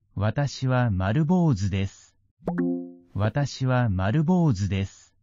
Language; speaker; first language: Japanese; non-native, learner; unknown